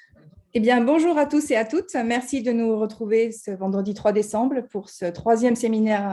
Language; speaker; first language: French; native; French